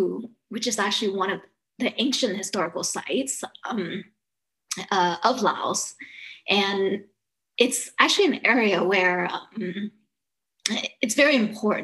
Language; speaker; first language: English; early bilingual, other home language; Lao